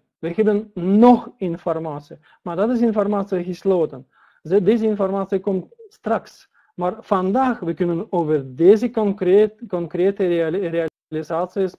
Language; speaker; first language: Dutch; non-native, learner; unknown